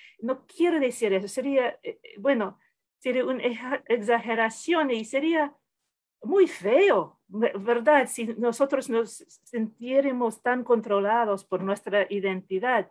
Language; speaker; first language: Spanish; non-native, fluent; English